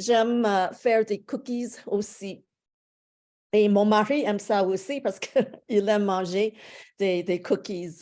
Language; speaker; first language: French; non-native, fluent; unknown